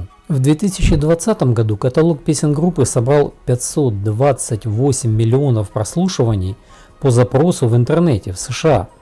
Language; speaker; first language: Russian; native; Russian